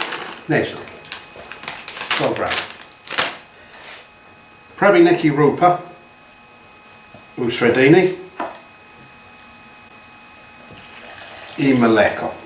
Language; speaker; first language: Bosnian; non-native, learner; English